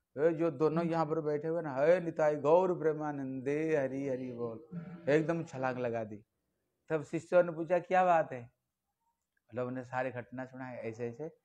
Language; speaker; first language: Hindi; non-native, local second language; Bangla